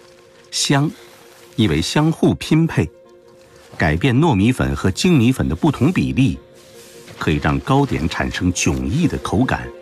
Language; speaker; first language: Chinese; native; Chinese